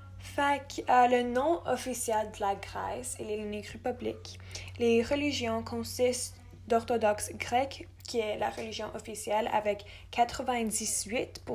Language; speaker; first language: French; non-native, local second language; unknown